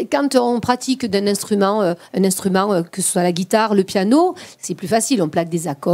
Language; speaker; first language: French; native; French